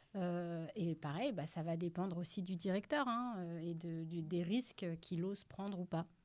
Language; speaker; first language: French; native; French